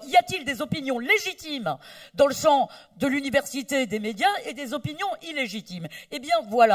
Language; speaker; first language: French; native; French